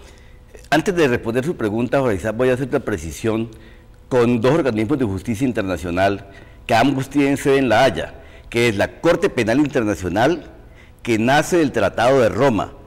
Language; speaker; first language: Spanish; native; Spanish